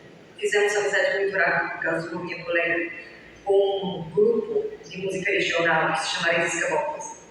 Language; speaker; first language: Portuguese; non-native, fluent; Bulgarian